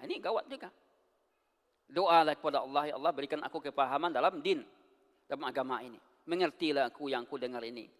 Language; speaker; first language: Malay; non-native, local second language; Minangkabau